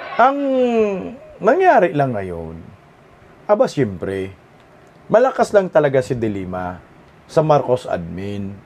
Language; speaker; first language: Filipino; non-native, local second language; Cebuano